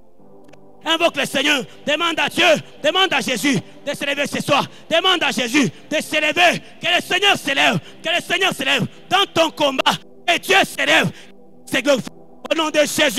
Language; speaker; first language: French; non-native, local second language; Lingala